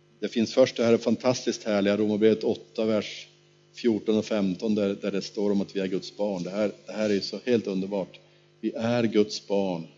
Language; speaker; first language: Swedish; native; Swedish